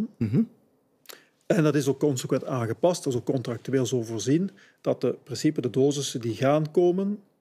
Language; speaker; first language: Dutch; native; Dutch